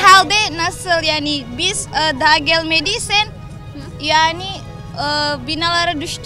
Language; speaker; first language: Turkish; non-native, learner; Indonesian